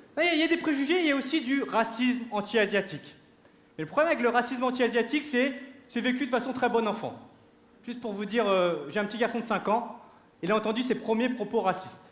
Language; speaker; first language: French; early bilingual, other home language; Vietnamese